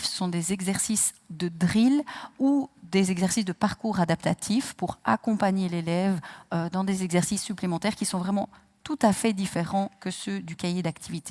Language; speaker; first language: French; native; French